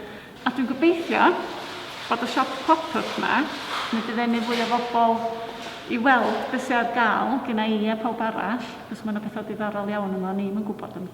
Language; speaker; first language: Welsh; native; Welsh